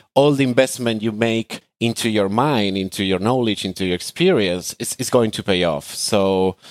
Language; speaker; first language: English; non-native, fluent; Spanish